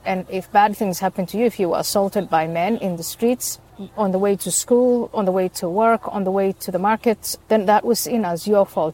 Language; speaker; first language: English; non-native, fluent; Somali